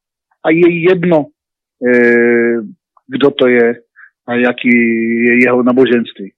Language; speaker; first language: Czech; non-native, learner; Hebrew